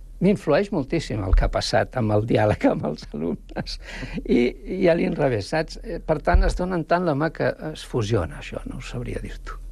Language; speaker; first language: Catalan; non-native, local second language; Spanish